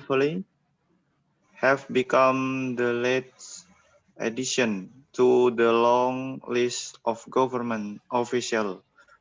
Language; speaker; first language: English; non-native, learner; Indonesian